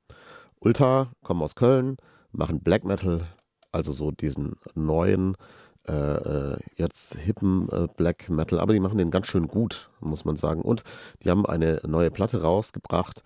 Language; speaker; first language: German; native; German